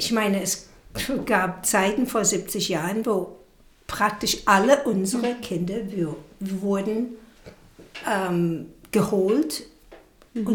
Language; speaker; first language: German; non-native, fluent; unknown